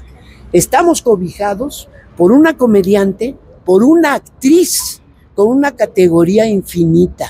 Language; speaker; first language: Spanish; native; Spanish